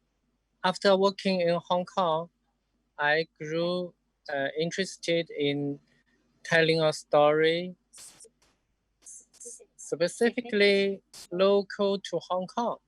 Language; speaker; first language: English; non-native, learner; Chinese